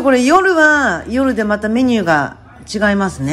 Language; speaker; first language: Japanese; native; Japanese